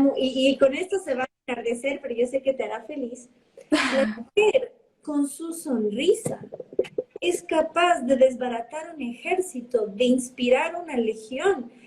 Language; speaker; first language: Spanish; early bilingual, heritage; Spanish